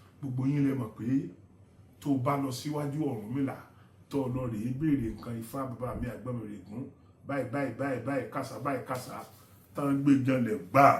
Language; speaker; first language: Yoruba; non-native, local second language; Igbo